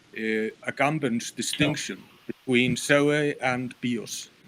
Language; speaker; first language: English; non-native, fluent; Icelandic